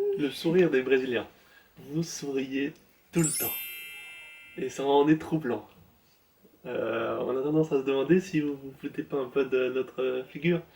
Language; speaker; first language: French; native; French